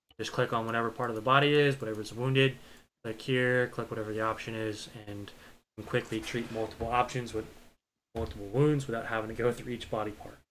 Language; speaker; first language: English; native; English